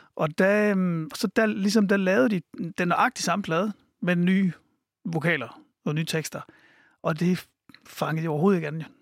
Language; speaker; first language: Danish; native; Danish